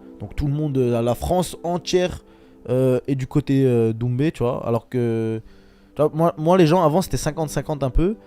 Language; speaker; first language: French; early bilingual, other home language; Chechen